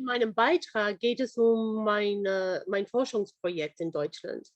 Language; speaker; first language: German; non-native, fluent; English